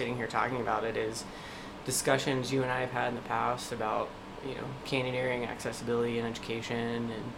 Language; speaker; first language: English; native; English